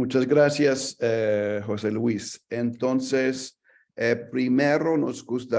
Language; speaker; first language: Spanish; non-native, fluent; English